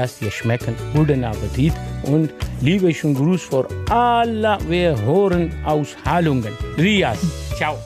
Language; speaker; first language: German; non-native, learner; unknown